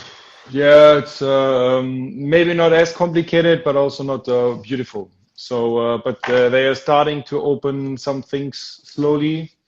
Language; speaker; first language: English; non-native, fluent; German